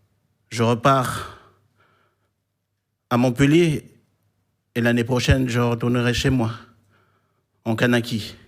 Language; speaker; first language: French; non-native, local second language; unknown